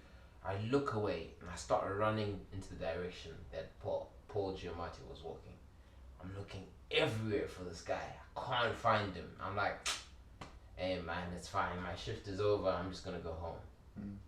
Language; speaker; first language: English; early bilingual, other home language; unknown